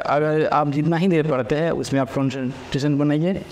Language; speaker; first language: Hindi; native; Hindi